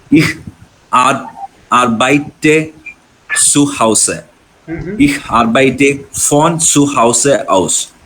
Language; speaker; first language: German; non-native, learner; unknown